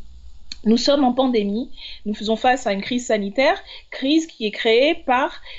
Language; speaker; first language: French; native; French